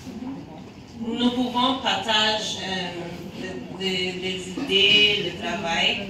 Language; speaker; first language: French; non-native, learner; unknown